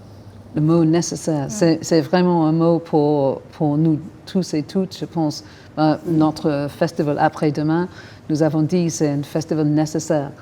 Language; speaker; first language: French; non-native, fluent; English